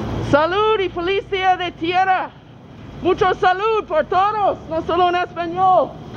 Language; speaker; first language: Spanish; non-native, learner; English